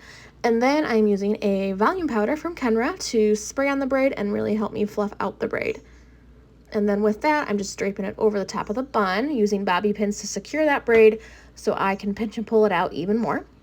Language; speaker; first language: English; native; English